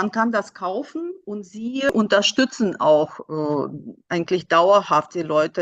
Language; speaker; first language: German; non-native, fluent; Russian